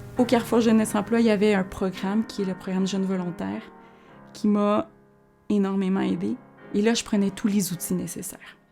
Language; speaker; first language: French; early bilingual, other home language; Spanish